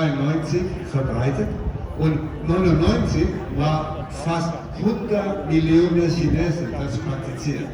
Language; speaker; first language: German; non-native, fluent; Cantonese